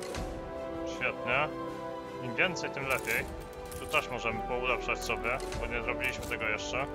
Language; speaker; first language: Polish; native; Polish